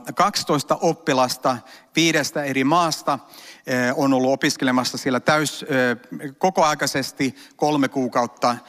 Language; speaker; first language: Finnish; early bilingual, heritage; Finnish